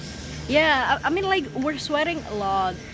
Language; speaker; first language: English; non-native, learner; Indonesian